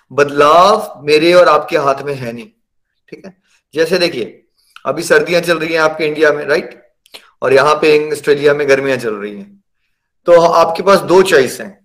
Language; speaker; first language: Hindi; native; Hindi